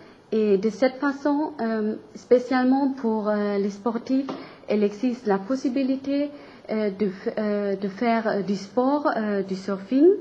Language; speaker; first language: French; non-native, learner; German